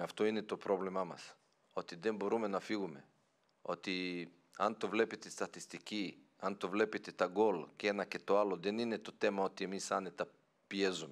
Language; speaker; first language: Greek; non-native, fluent; Serbian